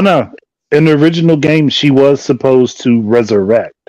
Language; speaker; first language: English; native; English